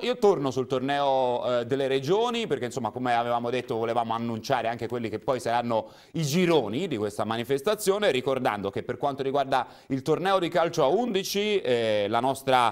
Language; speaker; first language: Italian; native; Italian